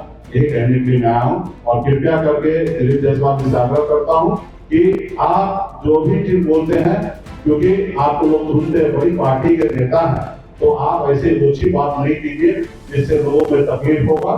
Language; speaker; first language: Hindi; native; Hindi